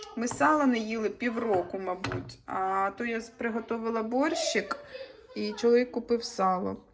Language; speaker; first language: Ukrainian; native; Ukrainian